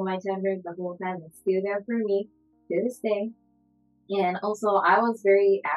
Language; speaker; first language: English; non-native, fluent; Japanese